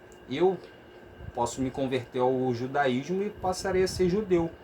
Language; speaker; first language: Portuguese; native; Portuguese